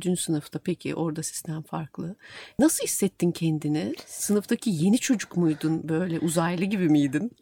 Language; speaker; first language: Turkish; native; Turkish